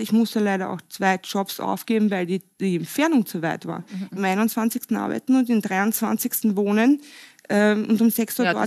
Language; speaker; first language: German; native; German